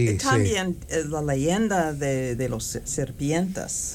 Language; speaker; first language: Spanish; non-native, fluent; English